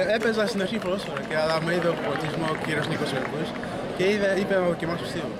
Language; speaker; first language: Greek; early bilingual, other home language; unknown